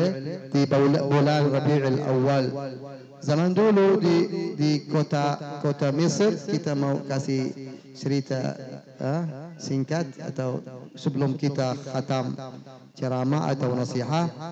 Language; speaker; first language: Indonesian; non-native, fluent; Arabic